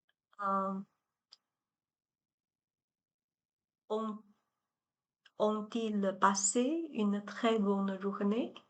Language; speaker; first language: French; non-native, learner; Chinese